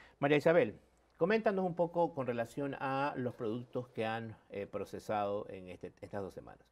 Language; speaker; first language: Spanish; native; Spanish